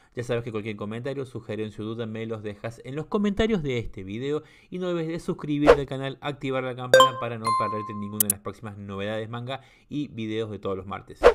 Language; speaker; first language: Spanish; native; Spanish